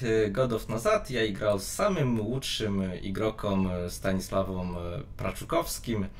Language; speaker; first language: Russian; non-native, learner; Polish